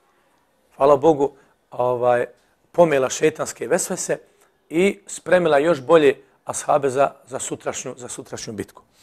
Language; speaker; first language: Serbian; native; Serbian